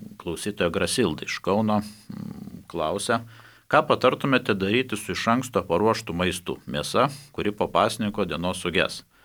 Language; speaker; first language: Lithuanian; native; Lithuanian